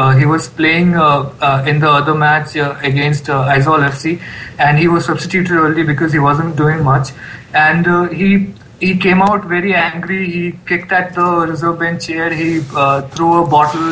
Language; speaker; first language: English; non-native, local second language; Bangla